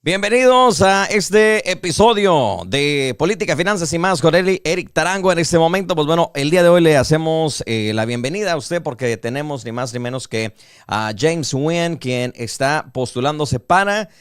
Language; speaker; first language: Spanish; early bilingual, heritage; Spanish